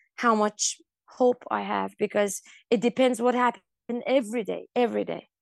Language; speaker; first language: English; non-native, fluent; Persian